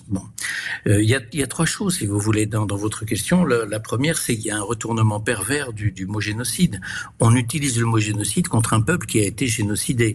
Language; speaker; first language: French; native; French